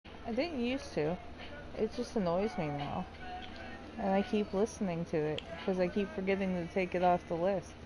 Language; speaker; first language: English; native; English